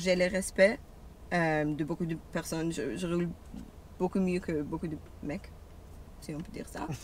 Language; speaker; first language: French; non-native, learner; English